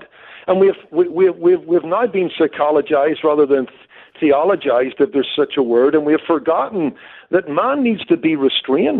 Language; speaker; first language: English; native; English